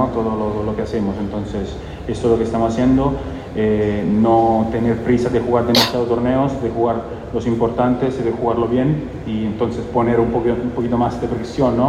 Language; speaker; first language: Spanish; non-native, fluent; Italian